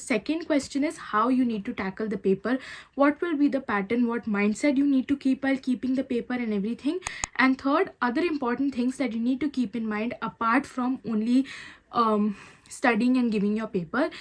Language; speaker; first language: English; non-native, local second language; Hindi